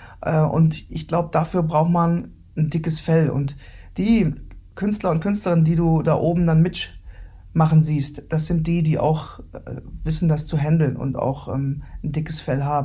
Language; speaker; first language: German; native; German